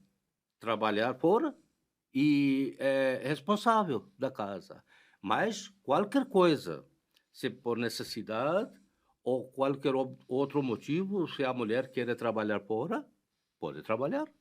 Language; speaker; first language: Portuguese; non-native, fluent; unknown